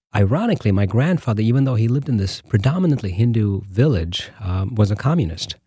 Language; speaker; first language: English; non-native, local second language; Tamil